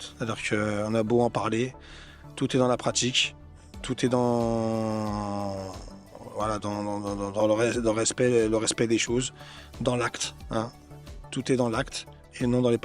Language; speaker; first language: French; native; French